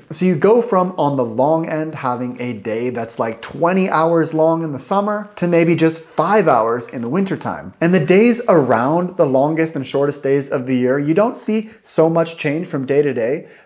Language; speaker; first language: English; native; English